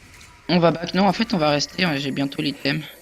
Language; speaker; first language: French; native; French